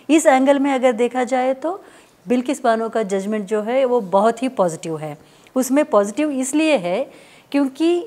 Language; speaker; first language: Hindi; non-native, local second language; Kannada